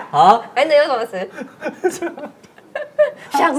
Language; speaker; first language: Chinese; native; Chinese